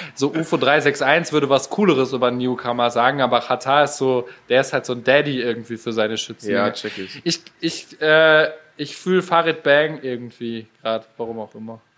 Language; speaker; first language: German; native; German